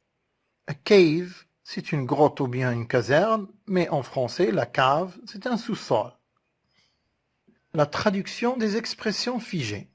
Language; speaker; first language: French; non-native, local second language; Arabic